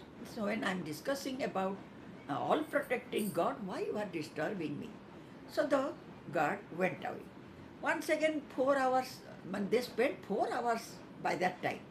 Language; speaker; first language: English; non-native, local second language; Odia